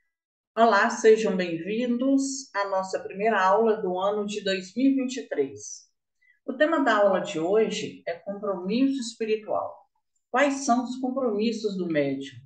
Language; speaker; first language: Portuguese; native; Portuguese